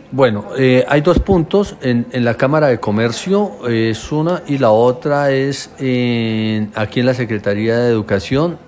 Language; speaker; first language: Spanish; native; Spanish